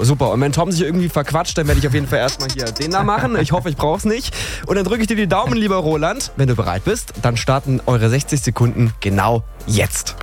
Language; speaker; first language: German; native; German